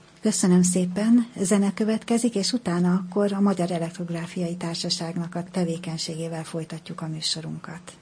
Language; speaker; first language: Hungarian; native; Hungarian